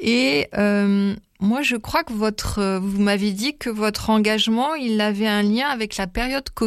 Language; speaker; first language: French; native; French